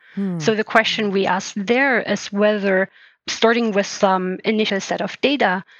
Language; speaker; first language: English; non-native, fluent; German